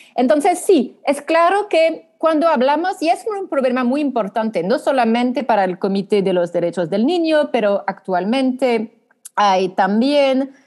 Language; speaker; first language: Spanish; non-native, fluent; French